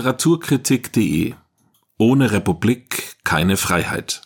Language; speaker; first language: German; native; German